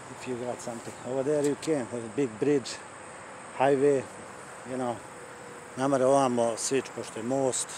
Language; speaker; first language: English; non-native, learner; Croatian